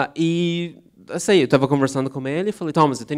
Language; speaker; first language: Portuguese; non-native, fluent; Russian